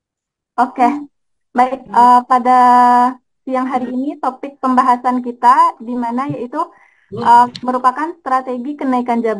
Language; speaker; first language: Indonesian; native; Indonesian